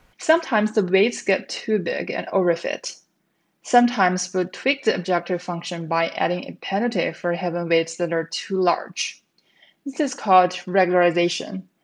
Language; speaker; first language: English; native; English